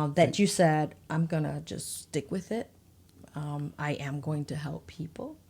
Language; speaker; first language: English; native; English